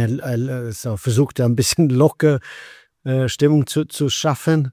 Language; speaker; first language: German; non-native, fluent; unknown